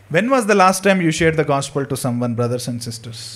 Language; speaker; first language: English; non-native, local second language; Telugu